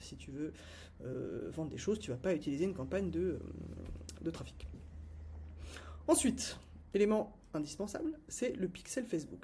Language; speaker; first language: French; native; French